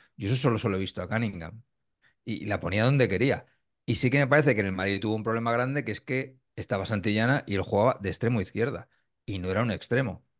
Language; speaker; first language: Spanish; native; Spanish